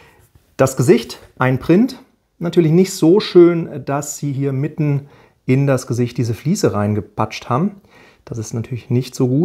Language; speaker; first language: German; native; German